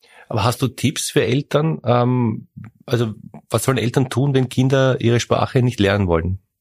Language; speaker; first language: German; native; German